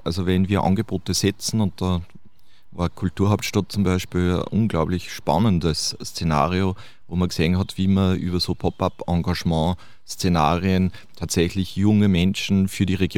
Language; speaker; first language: German; native; German